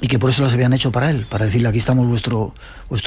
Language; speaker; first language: Spanish; native; Spanish